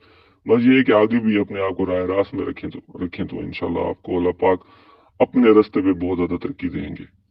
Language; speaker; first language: Urdu; native; Urdu